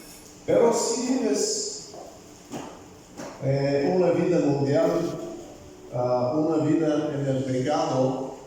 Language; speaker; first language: Spanish; non-native, fluent; Bulgarian